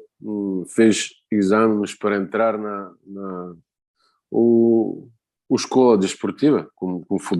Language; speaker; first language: Portuguese; non-native, fluent; Bulgarian